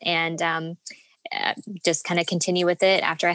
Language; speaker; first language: English; native; English